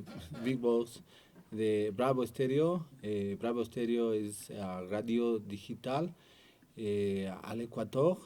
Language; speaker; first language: French; non-native, learner; Spanish